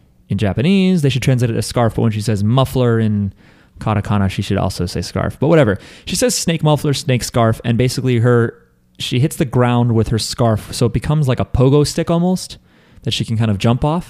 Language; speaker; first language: English; native; English